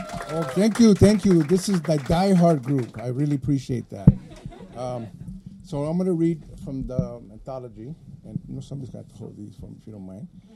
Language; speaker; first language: English; early bilingual, other home language; Spanish